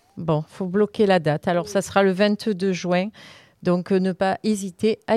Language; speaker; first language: French; native; French